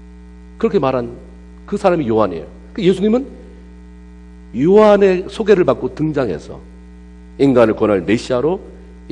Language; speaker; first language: Korean; native; Korean